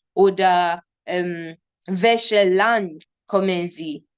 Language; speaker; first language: German; non-native, learner; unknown